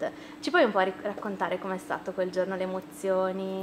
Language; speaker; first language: Italian; native; Italian